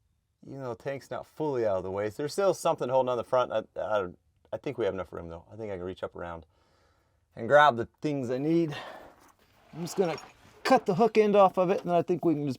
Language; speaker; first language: English; native; English